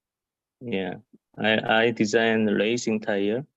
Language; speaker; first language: English; non-native, learner; Korean